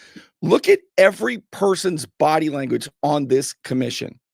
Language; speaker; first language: English; native; English